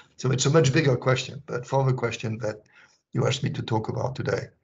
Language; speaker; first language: English; non-native, fluent; French